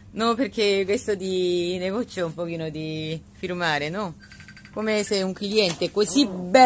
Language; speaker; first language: Italian; non-native, learner; Korean